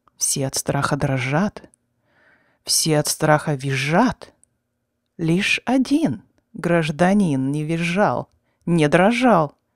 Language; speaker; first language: Russian; native; Russian